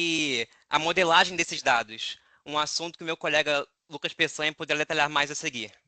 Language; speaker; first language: Portuguese; native; Portuguese